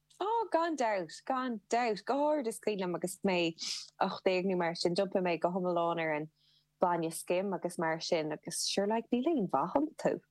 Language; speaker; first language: Irish; non-native, local second language; English